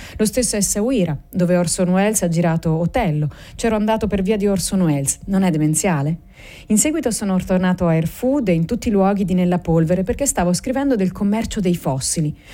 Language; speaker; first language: Italian; native; Italian